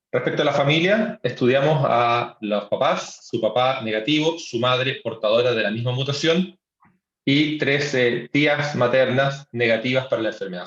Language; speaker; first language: Spanish; native; Spanish